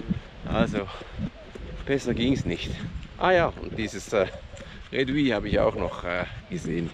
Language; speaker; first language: German; native; German